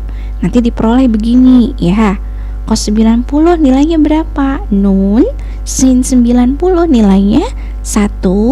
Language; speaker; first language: Indonesian; native; Indonesian